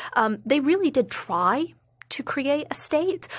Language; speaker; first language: English; native; English